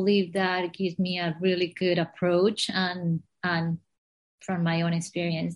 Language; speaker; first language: English; non-native, fluent; Spanish